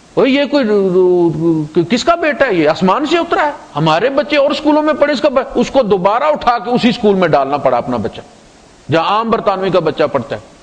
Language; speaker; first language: Urdu; non-native, local second language; Punjabi